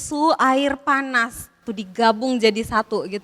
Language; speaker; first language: Indonesian; native; Indonesian